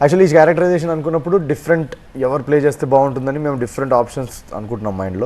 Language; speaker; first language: Telugu; native; Telugu